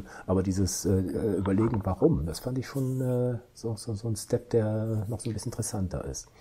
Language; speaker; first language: German; native; German